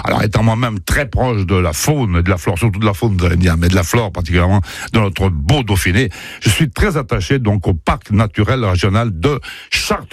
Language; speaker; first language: French; native; French